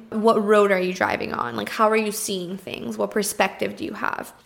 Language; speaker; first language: English; early bilingual, other home language; Portuguese